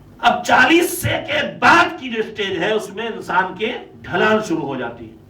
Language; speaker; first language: Urdu; native; Urdu